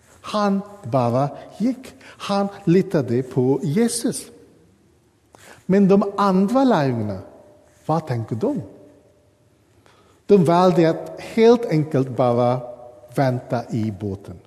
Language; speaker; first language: Swedish; non-native, fluent; English